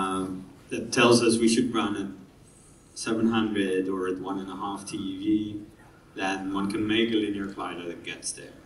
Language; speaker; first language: English; non-native, fluent; Spanish